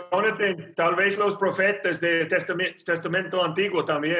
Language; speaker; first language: Spanish; non-native, learner; English